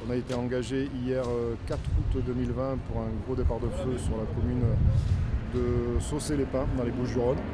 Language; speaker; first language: French; native; French